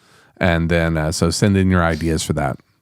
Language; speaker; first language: English; native; English